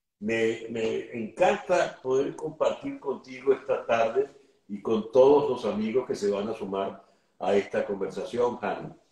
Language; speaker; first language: Spanish; native; Spanish